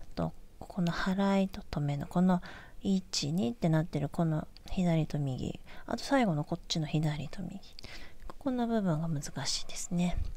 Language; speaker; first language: Japanese; native; Japanese